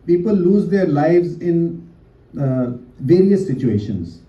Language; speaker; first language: English; non-native, local second language; Hindi